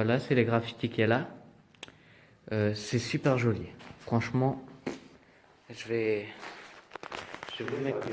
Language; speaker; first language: French; native; French